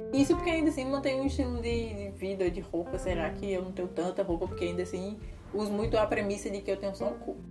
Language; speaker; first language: Portuguese; native; Portuguese